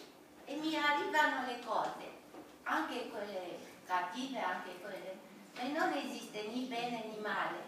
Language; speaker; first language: Italian; non-native, fluent; Romanian